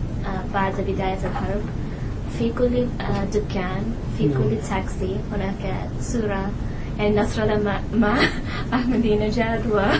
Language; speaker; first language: Arabic; non-native, learner; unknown